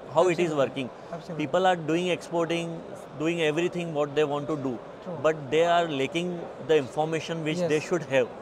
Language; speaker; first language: Hindi; native; Hindi